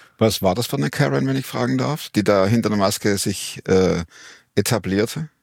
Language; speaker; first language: German; native; German